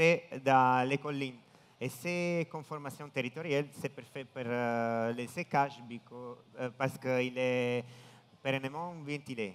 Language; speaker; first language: French; non-native, learner; Italian